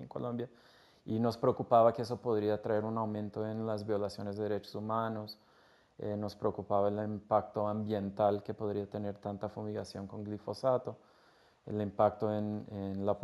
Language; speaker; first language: Spanish; non-native, fluent; English